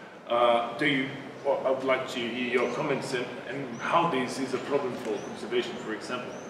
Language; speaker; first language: English; non-native, fluent; Portuguese